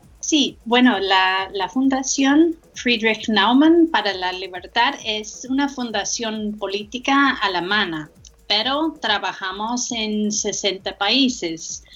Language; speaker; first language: Spanish; non-native, fluent; English